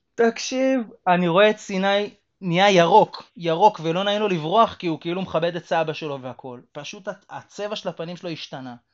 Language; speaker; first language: Hebrew; native; Hebrew